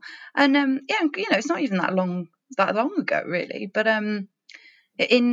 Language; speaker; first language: English; native; English